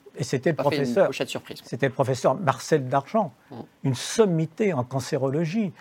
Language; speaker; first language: French; native; French